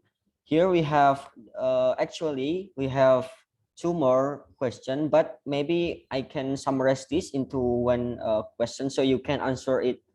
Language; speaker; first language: English; non-native, learner; Indonesian